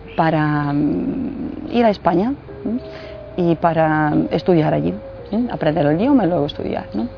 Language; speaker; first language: Spanish; non-native, fluent; Bosnian